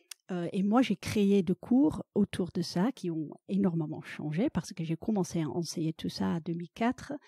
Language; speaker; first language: French; non-native, fluent; Dutch